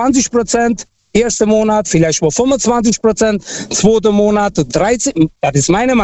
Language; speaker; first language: German; non-native, fluent; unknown